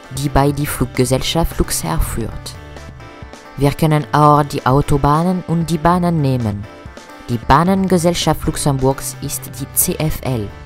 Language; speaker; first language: German; non-native, learner; French